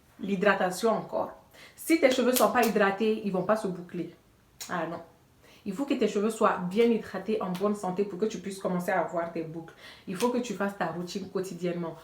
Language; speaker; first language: French; non-native, local second language; Bambara